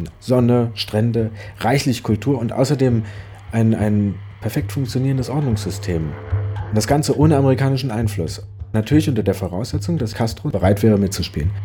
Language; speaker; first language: German; native; German